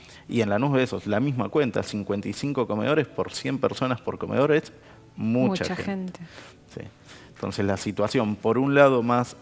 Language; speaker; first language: Spanish; native; Spanish